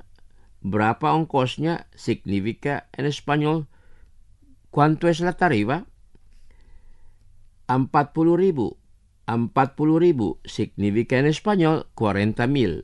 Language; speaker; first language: Spanish; non-native, fluent; Indonesian